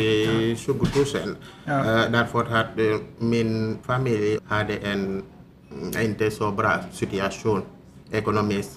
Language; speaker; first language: Swedish; non-native, learner; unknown